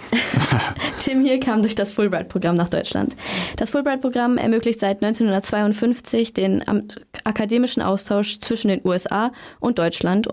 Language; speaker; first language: German; native; German